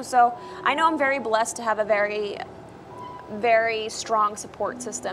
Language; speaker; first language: English; early bilingual, other home language; Indonesian